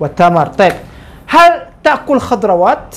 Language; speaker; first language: Arabic; non-native, fluent; Indonesian